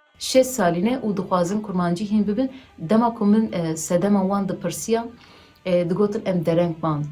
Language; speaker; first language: Kurdish; native; Kurdish